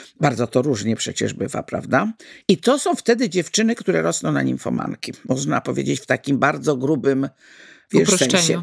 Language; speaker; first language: Polish; native; Polish